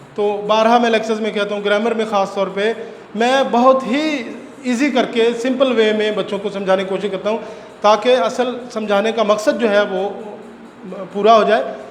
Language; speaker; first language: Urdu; non-native, local second language; Punjabi